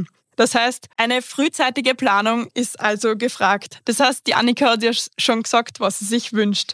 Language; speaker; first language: German; native; German